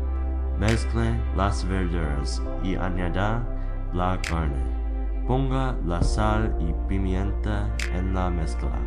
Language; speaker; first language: Spanish; non-native, learner; English